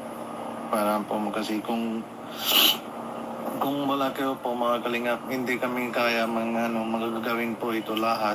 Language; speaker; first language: Filipino; non-native, learner; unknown